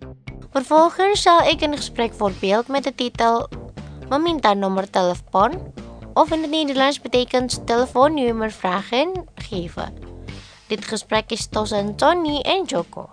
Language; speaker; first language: Dutch; non-native, learner; Indonesian